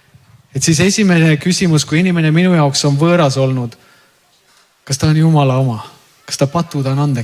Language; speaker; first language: Estonian; native; Estonian